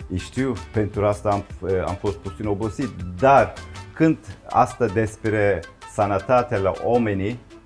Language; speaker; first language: Romanian; non-native, learner; Turkish